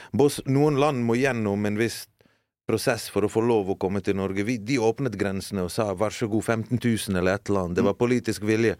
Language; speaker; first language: Norwegian; early bilingual, other home language; Bosnian